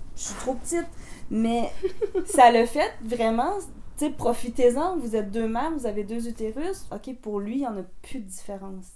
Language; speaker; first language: French; native; French